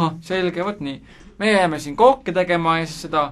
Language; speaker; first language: Estonian; native; Estonian